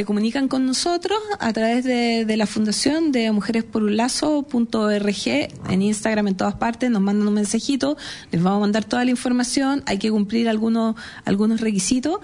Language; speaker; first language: Spanish; native; Spanish